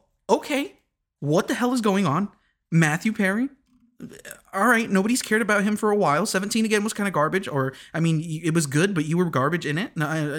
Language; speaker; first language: English; early bilingual, other home language; Spanish